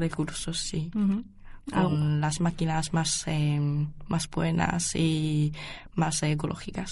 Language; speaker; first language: Spanish; non-native, learner; Chinese